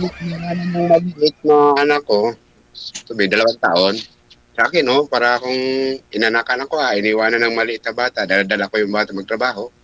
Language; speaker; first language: Filipino; non-native, local second language; Cebuano